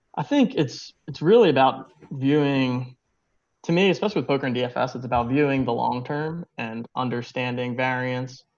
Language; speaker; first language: English; native; English